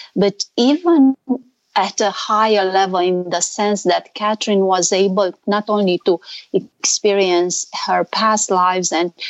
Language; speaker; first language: English; non-native, fluent; Romanian